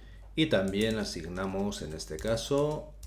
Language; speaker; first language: Spanish; native; Spanish